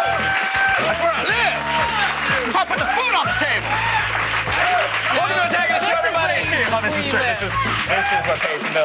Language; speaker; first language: English; native; English